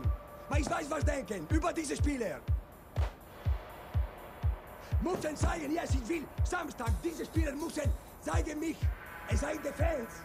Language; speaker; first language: German; non-native, learner; Italian